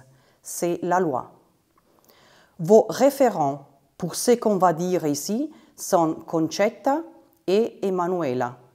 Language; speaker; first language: French; non-native, fluent; Italian